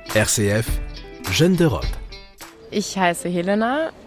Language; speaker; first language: French; non-native, fluent; German